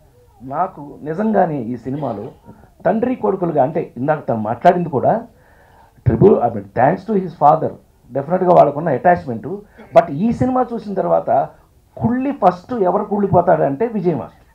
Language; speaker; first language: Telugu; native; Telugu